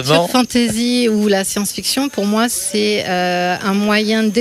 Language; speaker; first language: French; native; French